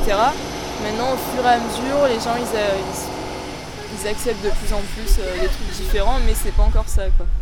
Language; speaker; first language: French; native; French